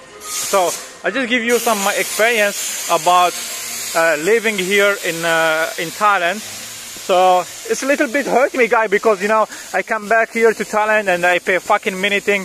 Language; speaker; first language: English; non-native, learner; French